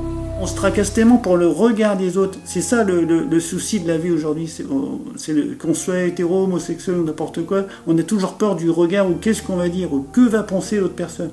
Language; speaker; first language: French; native; French